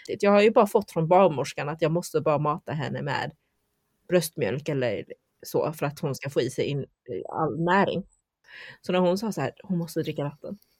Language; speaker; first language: Swedish; early bilingual, heritage; Chinese